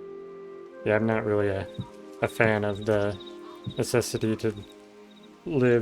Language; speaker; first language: English; native; English